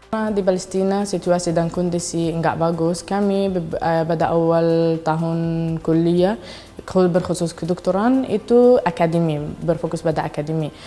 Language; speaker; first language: Indonesian; non-native, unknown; Arabic